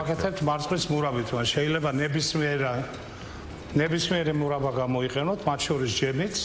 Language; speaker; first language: Georgian; non-native, fluent; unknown